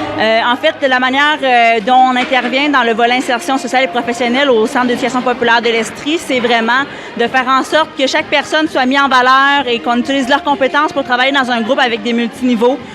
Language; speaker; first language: French; native; French